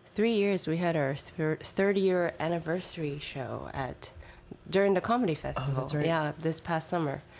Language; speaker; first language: English; early bilingual, other home language; Chinese